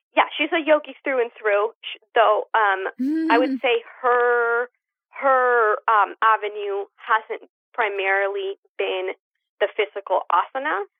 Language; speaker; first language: English; early bilingual, other home language; Spanish